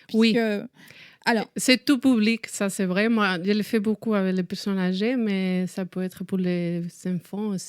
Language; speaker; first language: French; non-native, fluent; Spanish